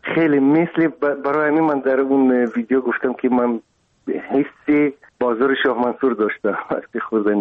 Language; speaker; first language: Persian; non-native, local second language; Russian